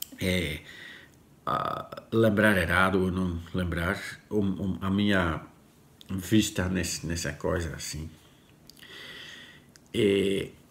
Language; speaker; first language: Portuguese; non-native, learner; Dutch